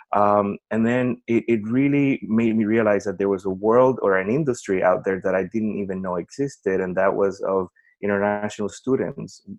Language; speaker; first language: English; non-native, fluent; Spanish